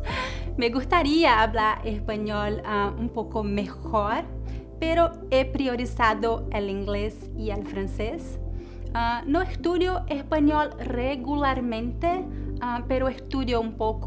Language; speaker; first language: Spanish; non-native, learner; Portuguese